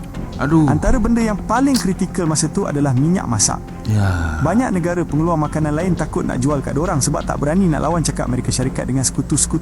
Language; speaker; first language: Malay; native; Malay